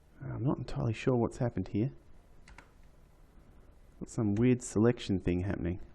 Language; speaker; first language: English; native; English